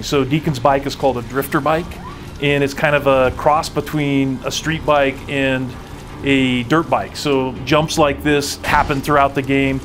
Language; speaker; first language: English; native; English